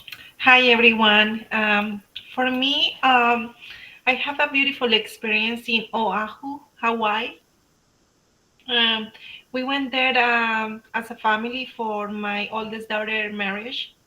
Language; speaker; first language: English; non-native, learner; Spanish